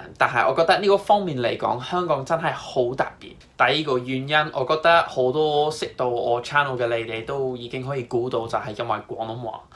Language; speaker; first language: Cantonese; non-native, fluent; English